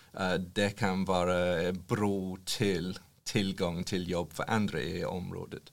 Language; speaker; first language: Swedish; non-native, fluent; English